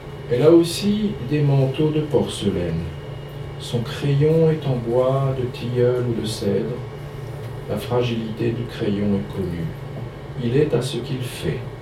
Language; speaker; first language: French; native; French